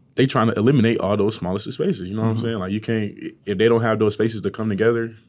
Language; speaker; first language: English; native; English